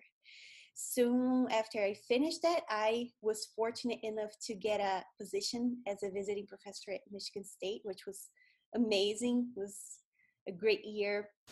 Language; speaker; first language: English; non-native, fluent; Portuguese